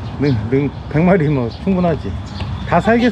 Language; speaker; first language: Korean; native; Korean